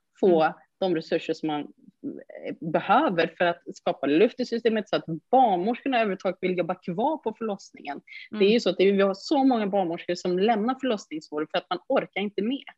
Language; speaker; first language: Swedish; native; Swedish